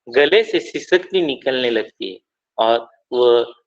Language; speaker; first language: Hindi; non-native, local second language; Marathi